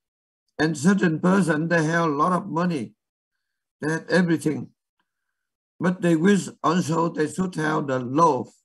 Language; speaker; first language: English; non-native, learner; Vietnamese